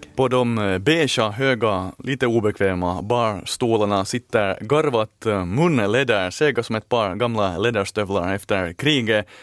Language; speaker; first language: Swedish; native; Swedish